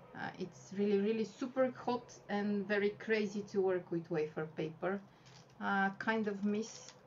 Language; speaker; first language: English; non-native, fluent; Bulgarian